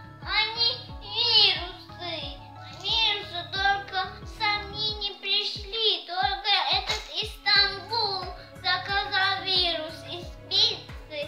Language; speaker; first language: Russian; non-native, local second language; Turkmen